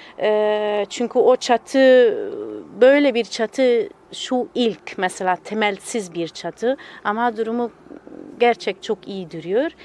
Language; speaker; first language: Turkish; non-native, fluent; Italian